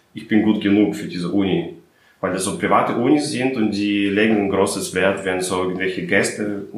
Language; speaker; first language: German; non-native, fluent; Russian